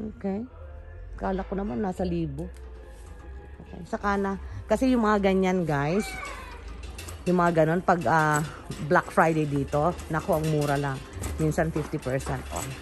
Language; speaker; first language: Filipino; native; Filipino